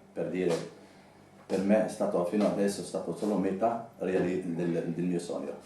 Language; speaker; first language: Italian; non-native, fluent; Arabic